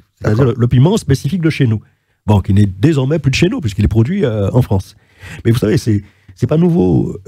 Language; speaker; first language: French; native; French